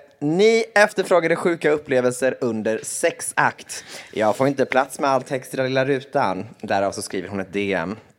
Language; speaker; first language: Swedish; native; Swedish